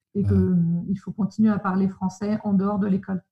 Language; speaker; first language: French; native; French